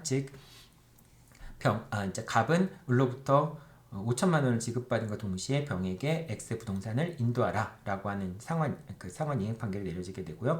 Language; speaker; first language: Korean; native; Korean